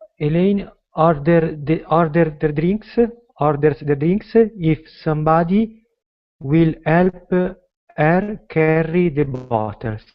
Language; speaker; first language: English; non-native, learner; Italian